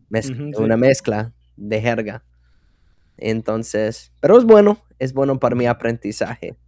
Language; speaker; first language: Spanish; non-native, fluent; English